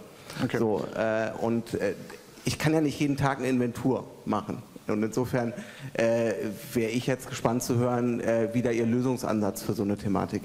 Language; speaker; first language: German; native; German